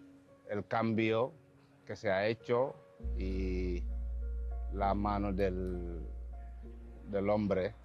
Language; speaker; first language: Spanish; non-native, fluent; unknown